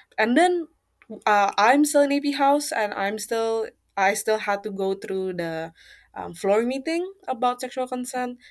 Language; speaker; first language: English; non-native, fluent; Indonesian